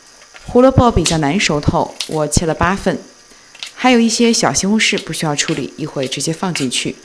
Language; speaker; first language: Chinese; native; Chinese